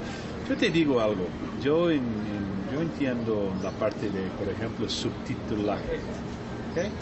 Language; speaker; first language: Spanish; non-native, learner; English